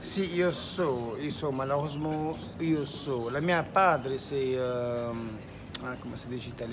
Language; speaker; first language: Italian; non-native, learner; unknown